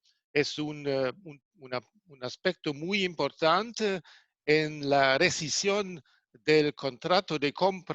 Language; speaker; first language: Spanish; non-native, fluent; German